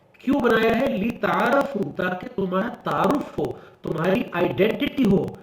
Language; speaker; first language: Urdu; native; Urdu